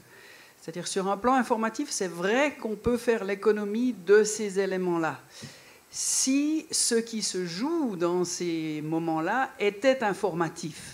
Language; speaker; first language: French; native; French